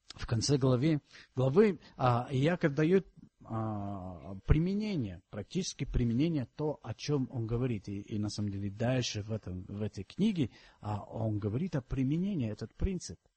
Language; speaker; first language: Russian; non-native, fluent; English